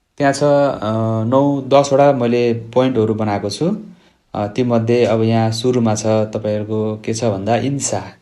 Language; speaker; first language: Nepali; native; Nepali